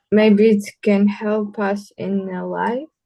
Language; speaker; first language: English; non-native, learner; Russian